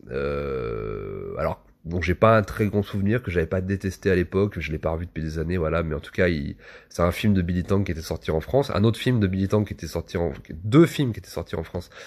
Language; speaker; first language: French; native; French